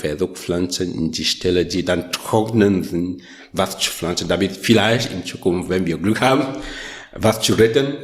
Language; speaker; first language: German; non-native, learner; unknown